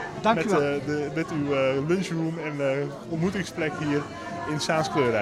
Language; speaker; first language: Dutch; native; Dutch